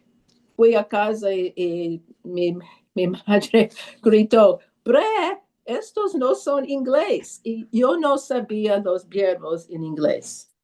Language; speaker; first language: Spanish; early bilingual, heritage; Spanish